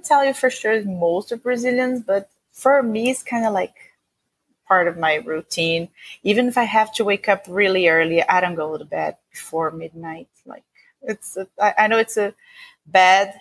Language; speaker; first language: English; non-native, fluent; Portuguese